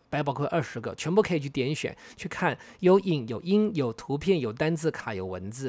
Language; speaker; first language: Chinese; native; Chinese